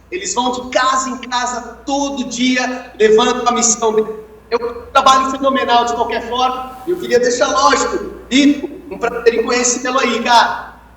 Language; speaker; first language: Portuguese; native; Portuguese